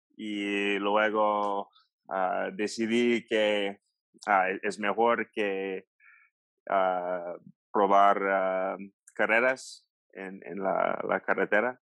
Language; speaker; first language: Spanish; non-native, learner; English